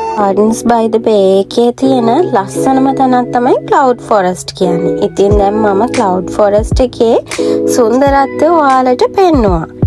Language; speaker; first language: Sinhala; native; Sinhala